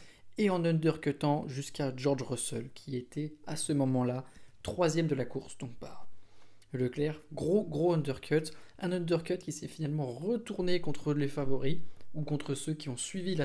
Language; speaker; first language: French; native; French